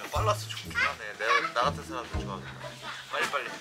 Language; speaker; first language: Korean; native; Korean